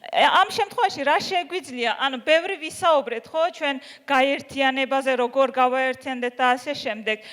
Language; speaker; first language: Georgian; non-native, local second language; Azerbaijani